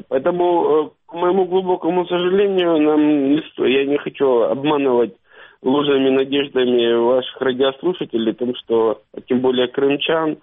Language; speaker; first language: Russian; native; Russian